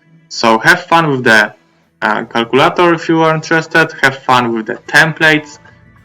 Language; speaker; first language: English; non-native, fluent; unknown